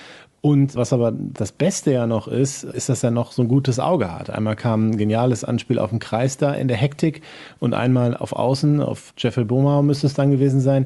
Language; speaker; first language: German; native; German